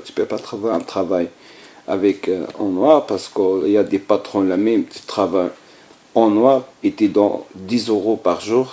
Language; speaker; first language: French; non-native, learner; Arabic